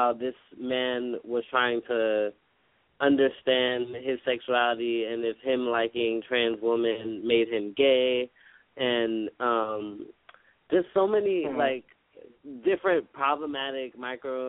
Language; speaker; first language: English; native; English